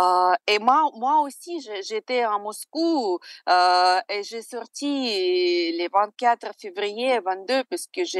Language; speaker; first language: French; non-native, fluent; Russian